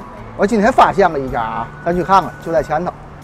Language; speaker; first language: Chinese; native; Chinese